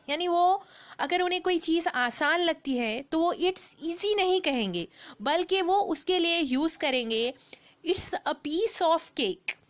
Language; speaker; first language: Hindi; native; Hindi